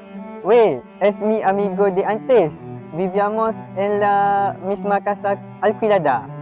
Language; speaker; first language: Spanish; non-native, learner; Malay